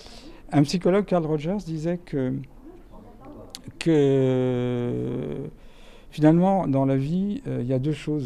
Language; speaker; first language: French; native; French